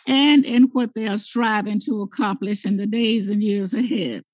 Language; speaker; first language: English; native; English